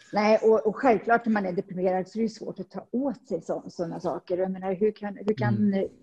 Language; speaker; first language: Swedish; native; Swedish